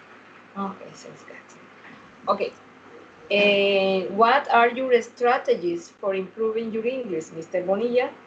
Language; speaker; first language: English; non-native, fluent; Spanish